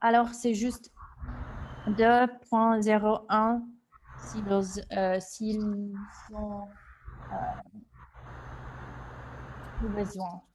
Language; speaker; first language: French; non-native, fluent; English